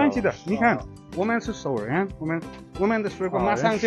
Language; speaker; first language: Chinese; non-native, fluent; Nepali